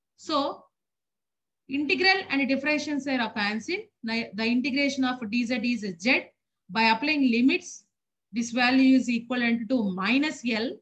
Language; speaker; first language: English; non-native, local second language; Telugu